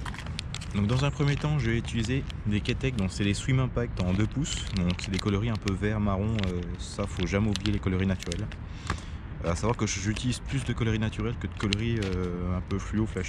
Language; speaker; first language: French; native; French